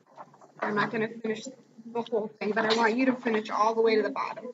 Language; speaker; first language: English; native; English